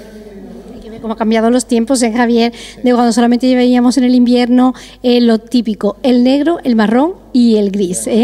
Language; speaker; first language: Spanish; native; Spanish